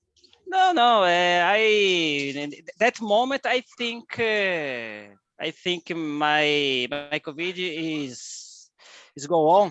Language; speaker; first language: English; non-native, learner; Portuguese